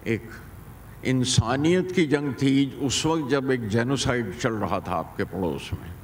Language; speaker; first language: Hindi; native; Hindi